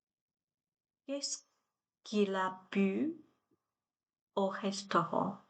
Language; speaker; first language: French; non-native, learner; Chinese